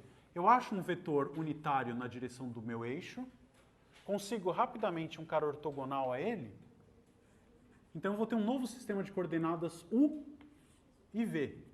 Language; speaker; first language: Portuguese; native; Portuguese